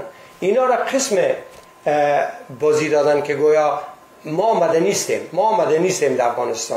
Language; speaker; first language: Persian; native; Persian